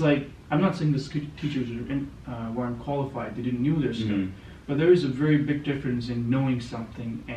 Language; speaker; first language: English; non-native, local second language; Gujarati